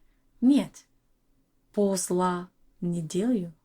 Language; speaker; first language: Russian; non-native, learner; English